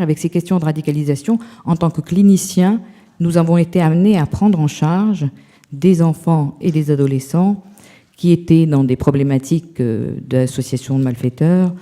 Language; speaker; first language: French; native; French